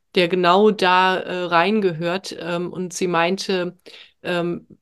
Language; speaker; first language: German; non-native, fluent; Swedish